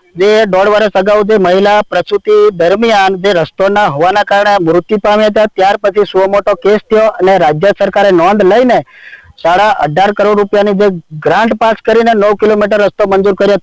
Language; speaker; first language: Gujarati; non-native, local second language; Bhili